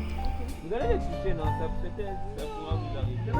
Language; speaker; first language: French; native; French